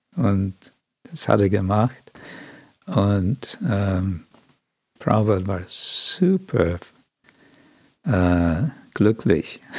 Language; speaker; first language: German; non-native, fluent; English